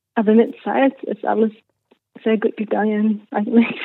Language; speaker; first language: German; non-native, learner; English